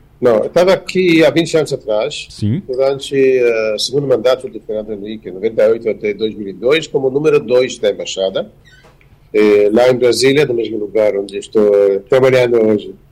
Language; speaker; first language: Portuguese; non-native, fluent; Hebrew